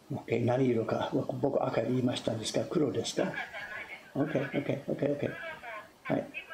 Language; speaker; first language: Japanese; non-native, fluent; English